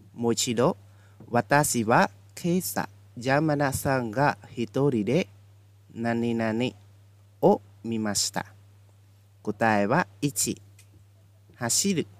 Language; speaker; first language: Japanese; non-native, fluent; Khmer